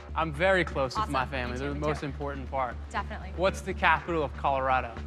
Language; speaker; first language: English; native; English